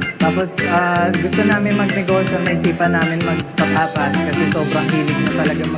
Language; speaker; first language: Filipino; native; Filipino